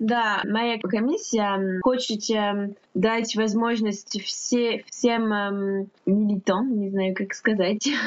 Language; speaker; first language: Russian; non-native, fluent; French